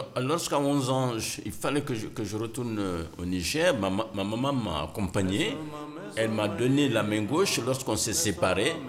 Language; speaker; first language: French; non-native, local second language; Mandingo